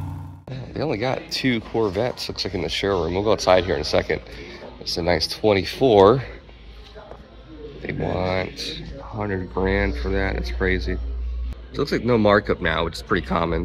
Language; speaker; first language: English; native; English